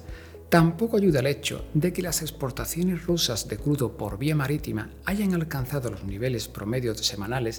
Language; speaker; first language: Spanish; native; Spanish